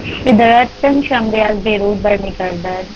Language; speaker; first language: Persian; non-native, learner; Urdu